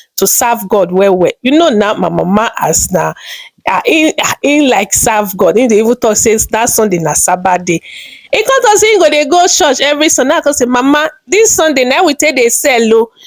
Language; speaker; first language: Nigerian Pidgin; native; Nigerian Pidgin